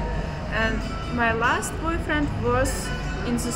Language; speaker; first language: English; non-native, learner; Russian